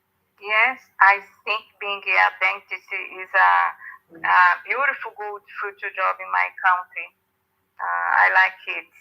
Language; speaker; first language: English; non-native, learner; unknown